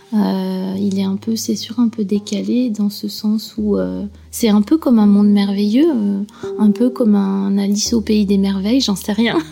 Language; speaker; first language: French; native; French